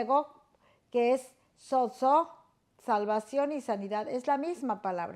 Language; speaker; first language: Spanish; native; Spanish